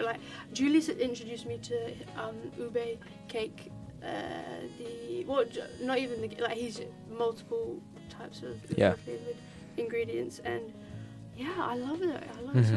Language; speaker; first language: English; native; English